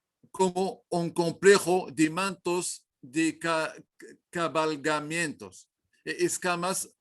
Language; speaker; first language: Spanish; non-native, learner; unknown